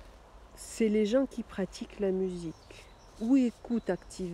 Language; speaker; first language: French; non-native, fluent; Russian